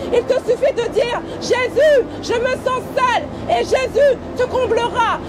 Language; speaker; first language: French; native; French